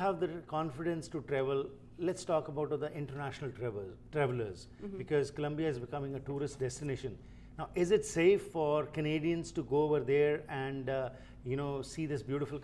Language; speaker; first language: English; non-native, fluent; Punjabi